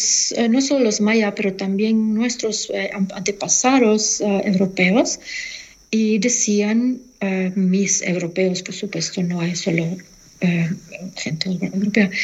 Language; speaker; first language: Spanish; non-native, fluent; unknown